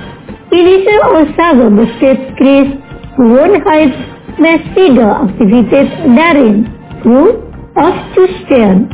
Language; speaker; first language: German; non-native, learner; Indonesian